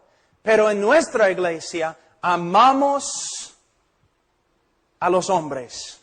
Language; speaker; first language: Spanish; non-native, fluent; English